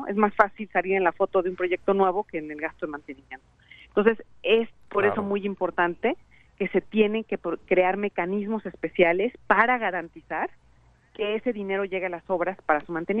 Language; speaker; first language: Spanish; native; Spanish